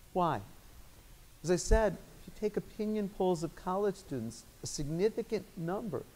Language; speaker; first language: English; native; English